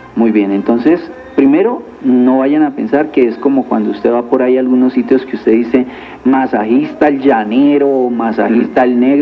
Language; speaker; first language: Spanish; native; Spanish